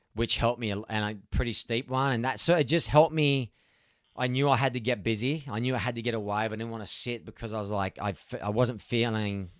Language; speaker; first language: English; native; English